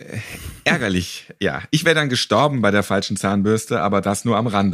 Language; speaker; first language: German; native; German